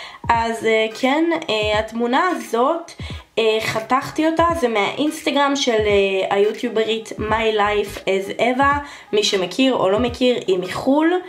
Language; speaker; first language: Hebrew; native; Hebrew